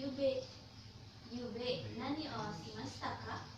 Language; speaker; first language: Japanese; non-native, learner; Indonesian